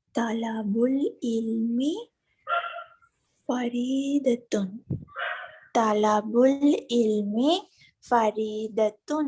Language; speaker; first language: Arabic; non-native, learner; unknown